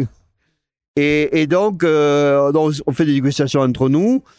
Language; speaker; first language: French; non-native, fluent; Spanish